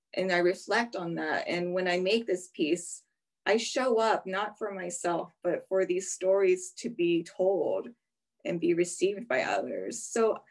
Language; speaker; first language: English; native; English